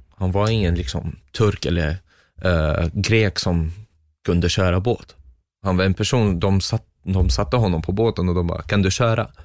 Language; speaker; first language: Swedish; non-native, fluent; Arabic